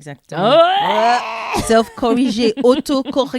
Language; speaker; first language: French; non-native, learner; English